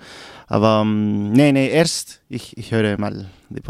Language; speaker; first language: German; non-native, learner; Spanish